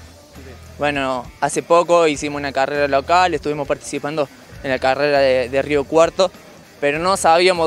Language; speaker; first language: Spanish; native; Spanish